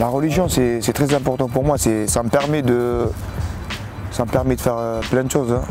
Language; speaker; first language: French; non-native, local second language; Arabic